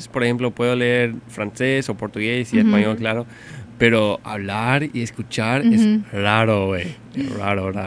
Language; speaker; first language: Spanish; non-native, learner; English